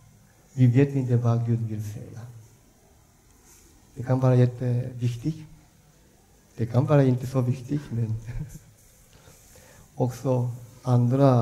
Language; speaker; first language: Swedish; non-native, fluent; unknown